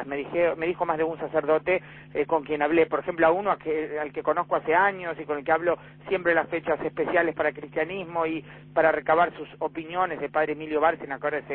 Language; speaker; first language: Spanish; native; Spanish